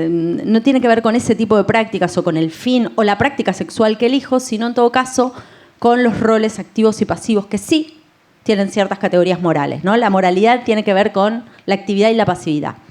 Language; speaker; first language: Spanish; native; Spanish